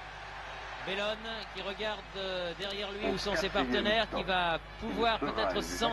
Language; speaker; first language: French; native; French